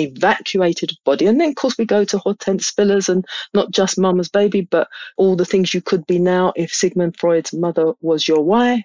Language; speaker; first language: English; native; English